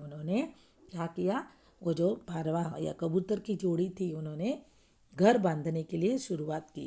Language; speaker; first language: Hindi; non-native, local second language; Marathi